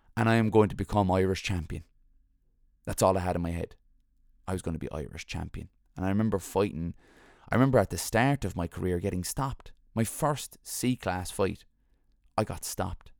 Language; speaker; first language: English; native; English